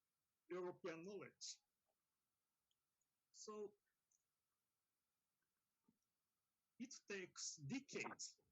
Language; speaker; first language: English; non-native, fluent; Japanese